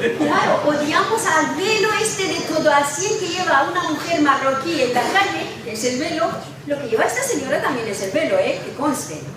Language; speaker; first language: Spanish; non-native, fluent; Persian